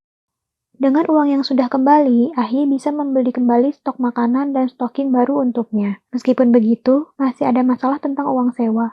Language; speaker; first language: Indonesian; native; Indonesian